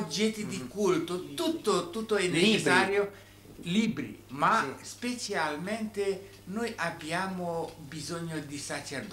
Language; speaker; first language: Italian; non-native, fluent; Romanian